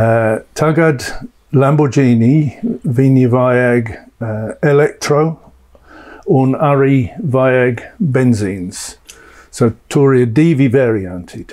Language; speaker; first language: Latvian; non-native, learner; English